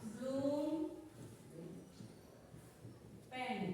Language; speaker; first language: English; non-native, local second language; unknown